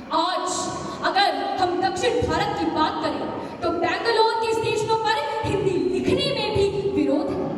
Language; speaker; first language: Hindi; native; Hindi